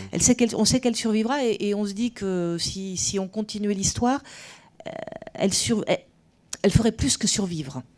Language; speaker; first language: French; native; French